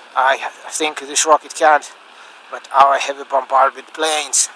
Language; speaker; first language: English; non-native, learner; Russian